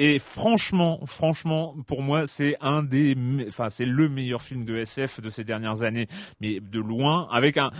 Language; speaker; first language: French; native; French